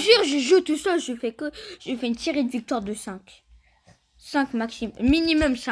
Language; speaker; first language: French; native; French